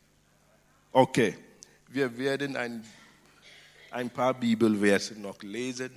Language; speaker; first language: German; non-native, fluent; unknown